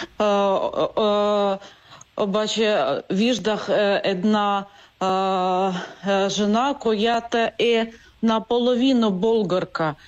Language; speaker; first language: Bulgarian; non-native, learner; Ukrainian